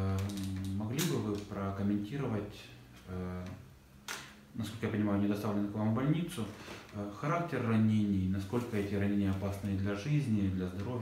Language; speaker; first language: Russian; native; Russian